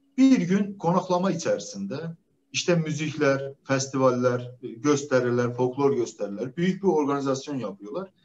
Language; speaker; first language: Turkish; native; Turkish